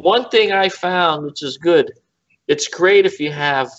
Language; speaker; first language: English; native; English